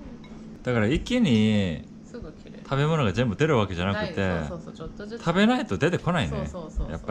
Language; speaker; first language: Japanese; non-native, fluent; Korean